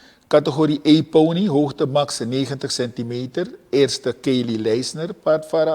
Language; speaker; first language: Dutch; native; Dutch